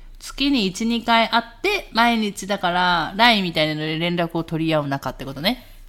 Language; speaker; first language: Japanese; native; Japanese